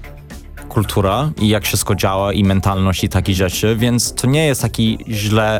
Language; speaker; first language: Polish; non-native, learner; English